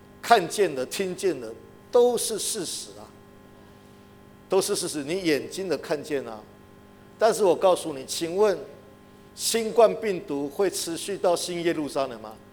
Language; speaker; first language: Chinese; native; Chinese